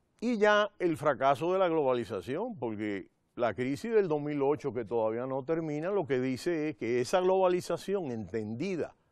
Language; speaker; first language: Spanish; native; Spanish